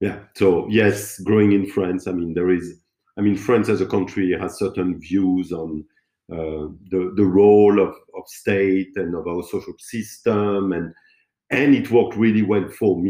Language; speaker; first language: English; non-native, fluent; French